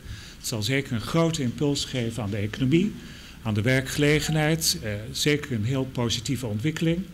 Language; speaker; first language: Dutch; native; Dutch